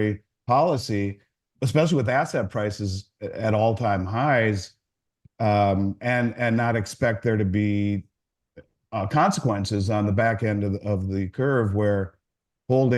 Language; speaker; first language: English; native; English